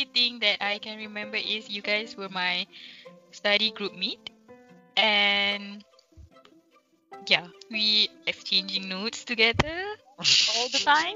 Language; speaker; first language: English; non-native, local second language; Malay